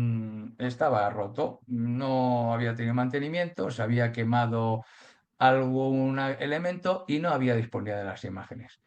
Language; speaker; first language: Spanish; native; Spanish